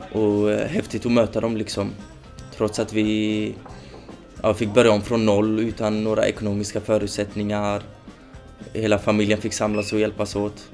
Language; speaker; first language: Swedish; early bilingual, other home language; Kurdish